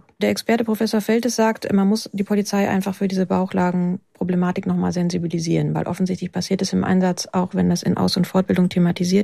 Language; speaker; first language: German; native; German